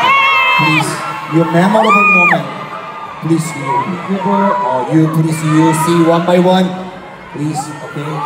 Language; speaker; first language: English; non-native, learner; Korean